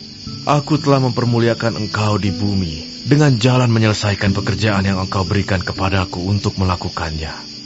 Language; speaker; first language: Indonesian; native; Indonesian